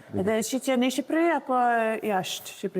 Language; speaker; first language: Albanian; non-native, learner; English